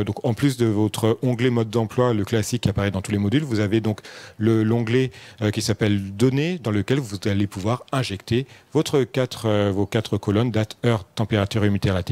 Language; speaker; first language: French; native; French